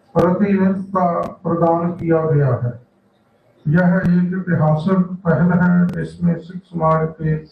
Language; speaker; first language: Hindi; non-native, local second language; Punjabi